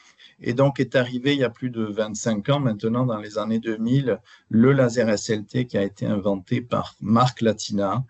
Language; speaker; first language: French; native; French